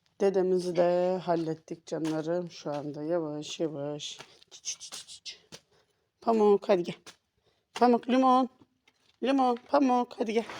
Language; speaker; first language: Turkish; native; Turkish